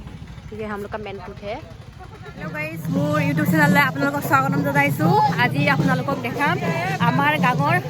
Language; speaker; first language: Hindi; non-native, local second language; Mising